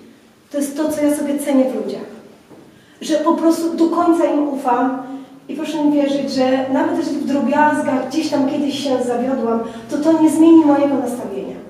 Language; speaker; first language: Polish; native; Polish